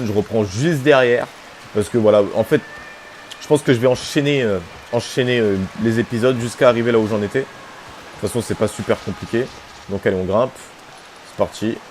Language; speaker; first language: French; native; French